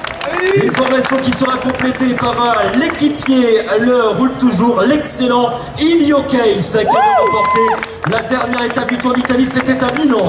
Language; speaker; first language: French; native; French